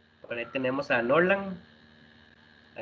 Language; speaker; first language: Spanish; native; Spanish